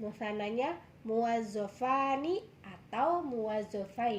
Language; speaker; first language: Arabic; non-native, fluent; Indonesian